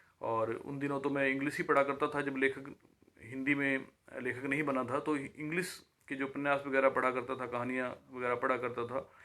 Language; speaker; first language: Hindi; native; Hindi